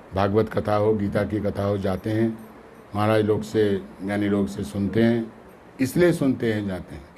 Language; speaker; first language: Hindi; non-native, local second language; Bangla